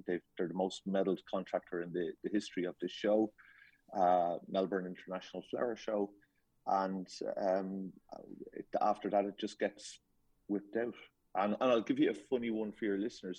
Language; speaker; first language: English; native; English